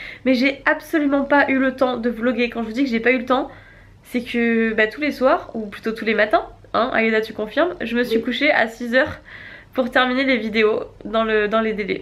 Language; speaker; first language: French; native; French